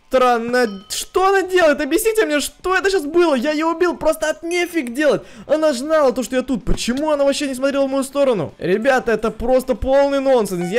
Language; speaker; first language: Russian; early bilingual, heritage; Russian